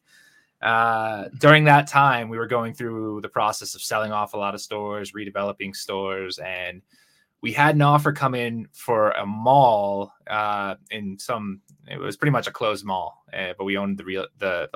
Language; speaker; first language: English; native; English